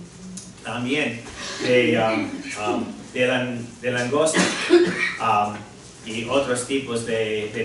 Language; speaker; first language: Spanish; non-native, fluent; English